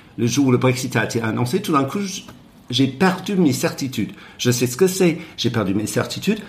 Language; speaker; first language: French; non-native, fluent; English